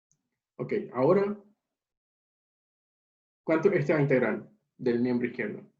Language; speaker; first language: Spanish; native; Spanish